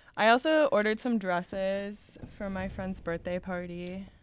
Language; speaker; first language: English; native; English